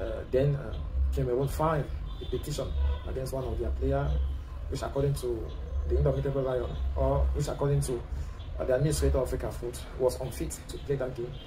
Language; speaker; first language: English; non-native, local second language; French